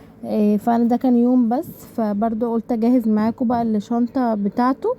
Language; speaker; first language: Arabic; native; Arabic